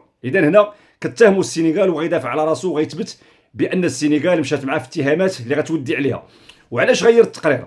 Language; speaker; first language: Arabic; native; Arabic